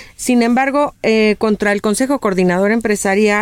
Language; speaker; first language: Spanish; native; Spanish